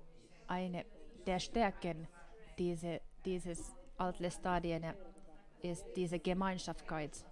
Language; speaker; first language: German; non-native, fluent; Finnish